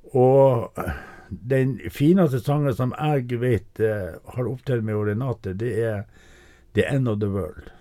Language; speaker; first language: Norwegian; native; Norwegian